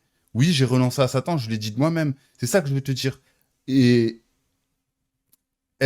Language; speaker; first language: French; native; French